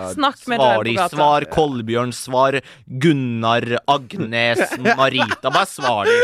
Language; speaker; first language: Norwegian; native; Norwegian